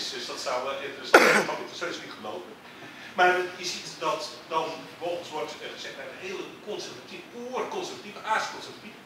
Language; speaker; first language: Dutch; native; Dutch